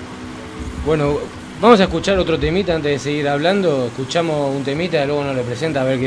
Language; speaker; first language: Spanish; native; Spanish